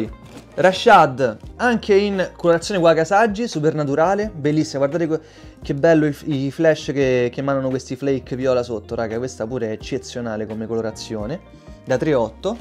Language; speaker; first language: Italian; native; Italian